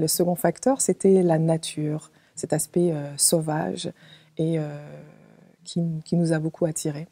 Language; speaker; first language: French; native; French